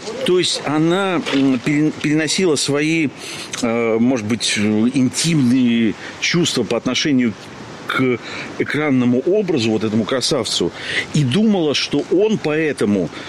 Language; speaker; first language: Russian; native; Russian